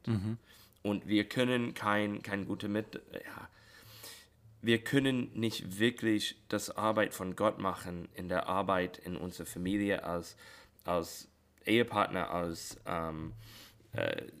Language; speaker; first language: German; non-native, learner; English